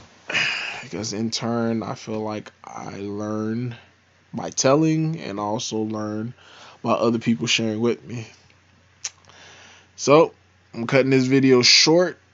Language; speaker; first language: English; native; English